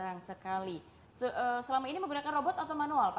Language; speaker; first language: Indonesian; native; Indonesian